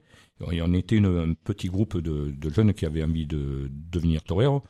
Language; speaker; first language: French; native; French